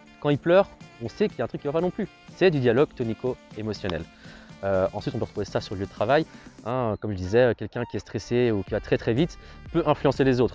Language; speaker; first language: French; native; French